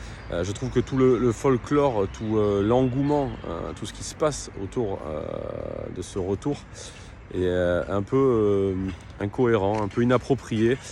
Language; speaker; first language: French; native; French